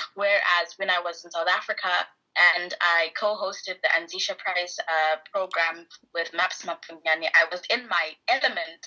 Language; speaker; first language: English; non-native, local second language; Shona